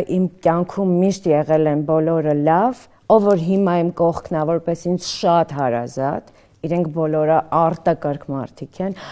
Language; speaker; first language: Armenian; early bilingual, other home language; Russian